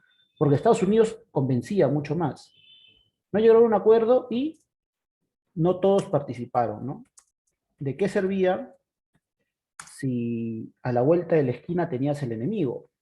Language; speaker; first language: Spanish; native; Spanish